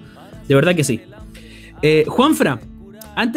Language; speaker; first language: Spanish; native; Spanish